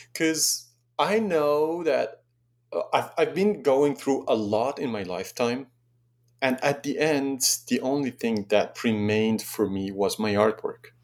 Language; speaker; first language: English; non-native, fluent; Persian